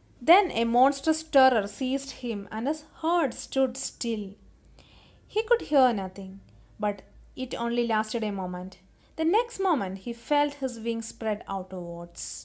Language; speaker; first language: English; non-native, local second language; Malayalam